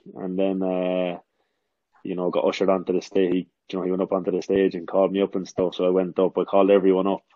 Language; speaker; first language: English; native; English